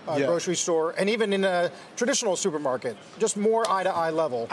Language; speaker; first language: English; non-native, fluent; Spanish